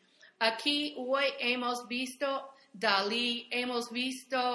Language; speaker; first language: Spanish; non-native, fluent; English